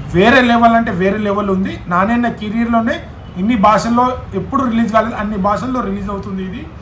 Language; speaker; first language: Telugu; native; Telugu